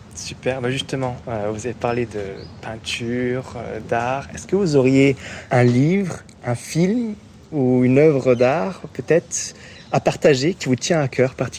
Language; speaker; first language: French; native; French